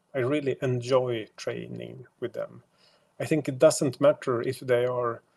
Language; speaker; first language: English; non-native, fluent; Swedish